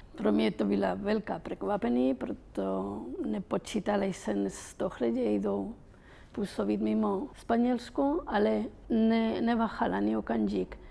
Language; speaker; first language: Czech; non-native, fluent; Spanish